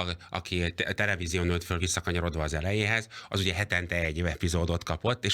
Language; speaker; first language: Hungarian; native; Hungarian